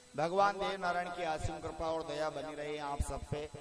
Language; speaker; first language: Hindi; native; Hindi